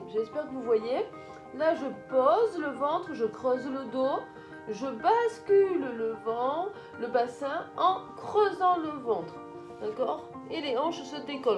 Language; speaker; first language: French; native; French